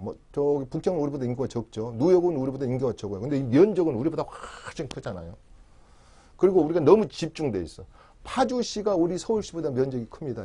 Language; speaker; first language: Korean; native; Korean